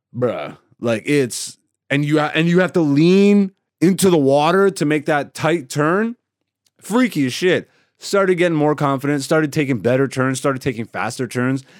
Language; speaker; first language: English; non-native, fluent; Greek